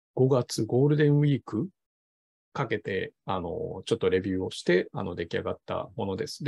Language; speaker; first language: Japanese; native; Japanese